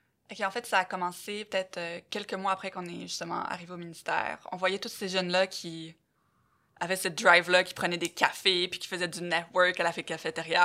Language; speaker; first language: French; native; French